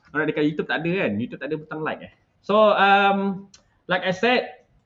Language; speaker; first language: Malay; native; Malay